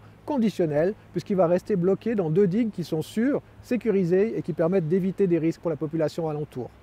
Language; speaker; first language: French; native; French